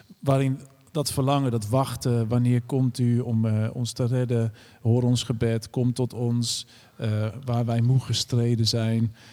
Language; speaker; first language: Dutch; native; Dutch